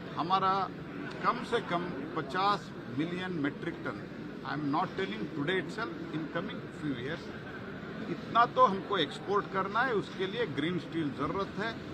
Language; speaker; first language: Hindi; non-native, local second language; Kannada